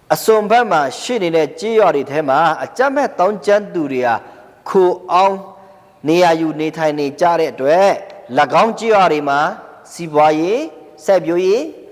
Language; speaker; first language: Burmese; non-native, local second language; Pa'o Karen